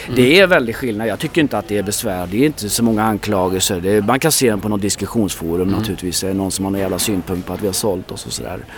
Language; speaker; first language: Swedish; native; Swedish